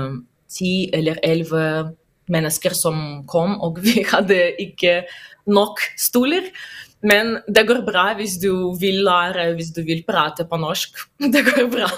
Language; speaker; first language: Norwegian; non-native, learner; Russian